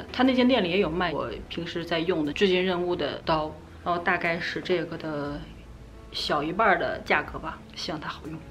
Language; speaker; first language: Chinese; native; Chinese